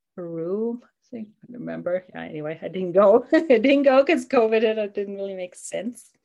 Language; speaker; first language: English; non-native, fluent; German